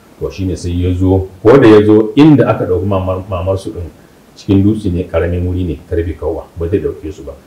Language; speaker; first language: Hausa; non-native, local second language; Kanuri